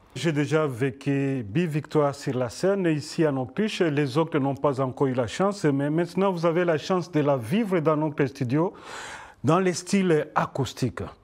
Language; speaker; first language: French; non-native, local second language; Swahili